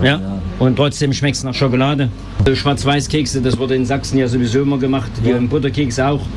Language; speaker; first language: German; native; German